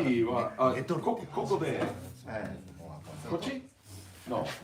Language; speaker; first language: Japanese; non-native, learner; English